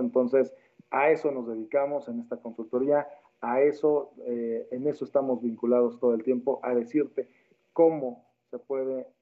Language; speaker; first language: Spanish; native; Spanish